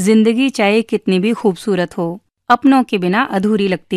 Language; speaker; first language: Hindi; native; Hindi